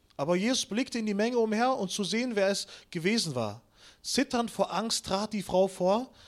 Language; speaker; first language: German; early bilingual, other home language; Russian